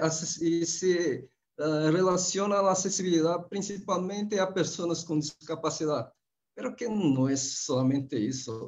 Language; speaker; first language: Spanish; non-native, fluent; Portuguese